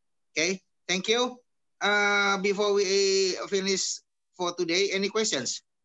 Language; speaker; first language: English; non-native, fluent; Indonesian